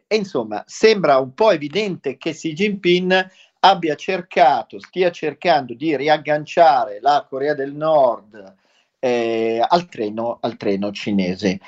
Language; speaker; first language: Italian; native; Italian